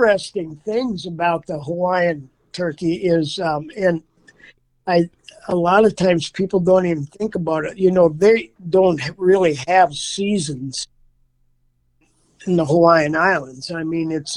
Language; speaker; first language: English; native; English